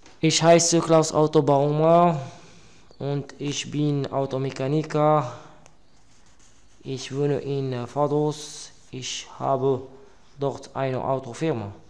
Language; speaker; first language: German; non-native, learner; Arabic